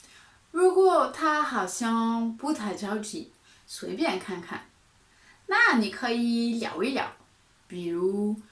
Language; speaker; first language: Chinese; non-native, fluent; French